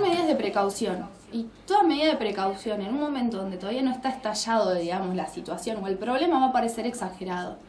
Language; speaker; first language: Spanish; native; Spanish